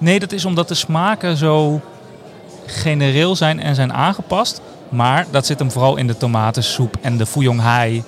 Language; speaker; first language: Dutch; native; Dutch